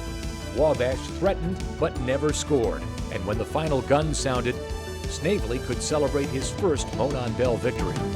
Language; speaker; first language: English; native; English